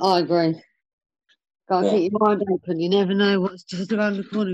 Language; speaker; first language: English; native; English